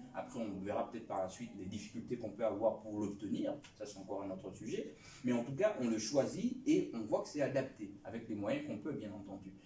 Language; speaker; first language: French; non-native, local second language; Lingala